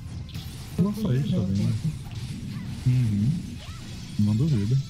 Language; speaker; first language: Portuguese; native; Portuguese